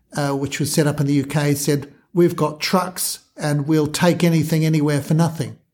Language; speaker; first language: English; native; English